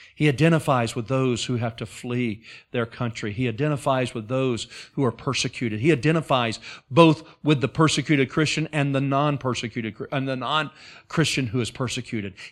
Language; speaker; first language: English; native; English